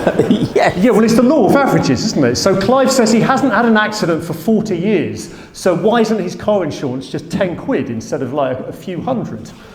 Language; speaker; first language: English; native; English